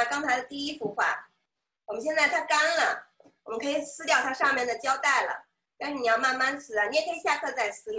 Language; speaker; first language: Chinese; native; Chinese